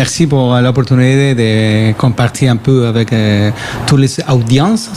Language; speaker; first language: French; non-native, fluent; Spanish